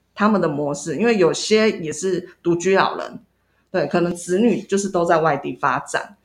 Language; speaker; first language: Chinese; native; Chinese